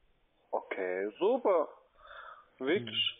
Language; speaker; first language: German; non-native, learner; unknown